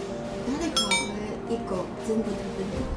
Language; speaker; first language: Japanese; non-native, learner; Chinese